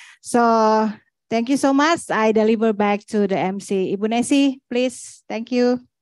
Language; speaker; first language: English; non-native, fluent; Indonesian